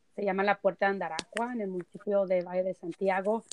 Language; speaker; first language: Spanish; early bilingual, heritage; Spanish